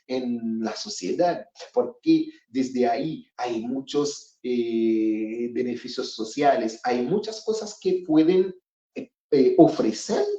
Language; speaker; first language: Spanish; non-native, fluent; Haitian Creole